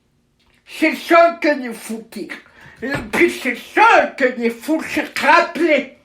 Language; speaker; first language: French; native; French